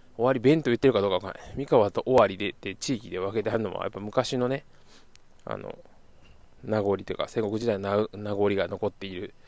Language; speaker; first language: Japanese; native; Japanese